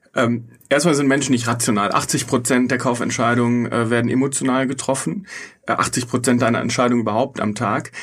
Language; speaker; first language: German; native; German